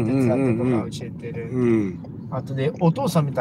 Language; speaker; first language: Japanese; non-native, learner; Portuguese